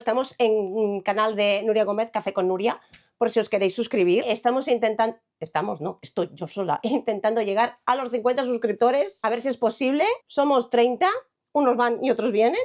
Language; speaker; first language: Spanish; native; Spanish